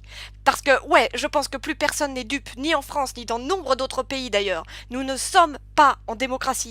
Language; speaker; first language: French; native; French